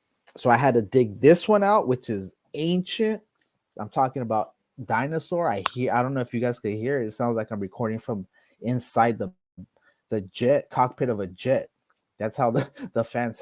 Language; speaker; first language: English; native; English